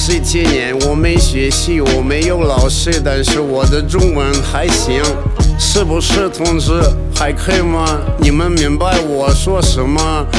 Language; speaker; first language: Chinese; non-native, learner; Russian